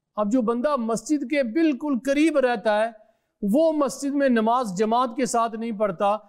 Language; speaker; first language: Urdu; early bilingual, other home language; Punjabi